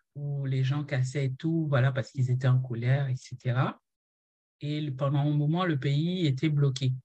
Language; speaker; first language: French; non-native, local second language; Haitian Creole